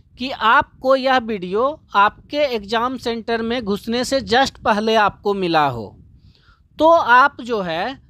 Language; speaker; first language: Hindi; native; Hindi